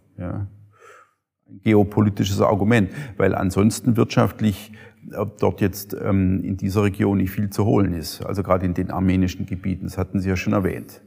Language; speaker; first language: German; native; German